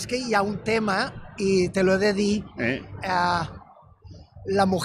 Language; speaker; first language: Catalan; non-native, fluent; Spanish